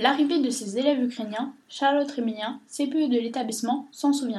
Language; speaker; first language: French; native; French